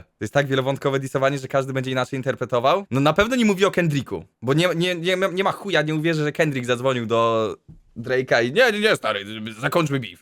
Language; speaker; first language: Polish; native; Polish